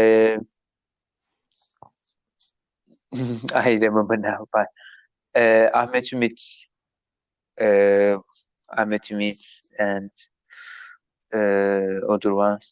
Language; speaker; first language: English; non-native, learner; Turkish